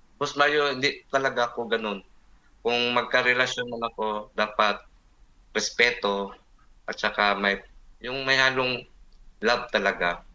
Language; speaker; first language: Filipino; non-native, local second language; Cebuano